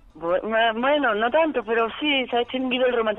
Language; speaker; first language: Spanish; native; Spanish